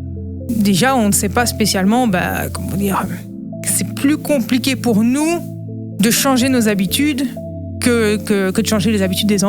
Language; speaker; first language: French; native; French